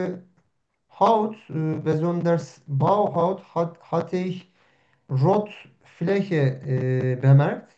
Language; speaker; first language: German; non-native, learner; Turkish